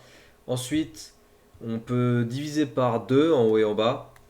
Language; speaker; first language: French; native; French